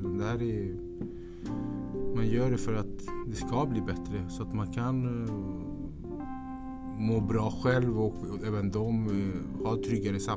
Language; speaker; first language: Swedish; non-native, fluent; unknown